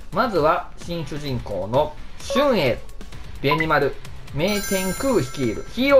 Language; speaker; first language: Japanese; native; Japanese